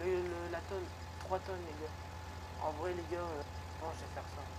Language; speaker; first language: French; native; French